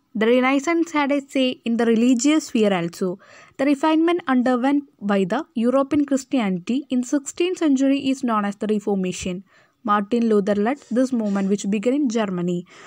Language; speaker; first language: English; non-native, local second language; Malayalam